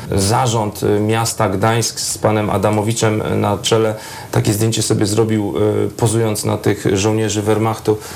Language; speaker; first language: Polish; native; Polish